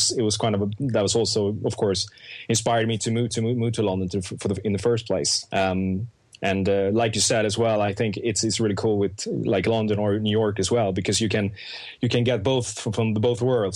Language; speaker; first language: English; non-native, fluent; Swedish